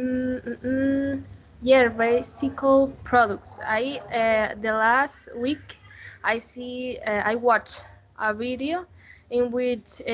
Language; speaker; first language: English; non-native, learner; Spanish